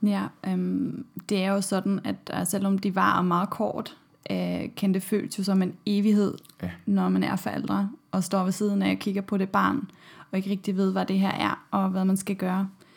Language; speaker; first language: Danish; non-native, fluent; German